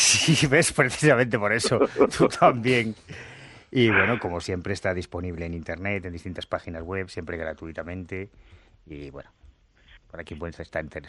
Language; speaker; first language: Spanish; native; Spanish